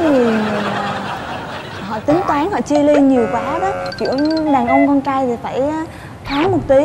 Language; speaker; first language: Vietnamese; native; Vietnamese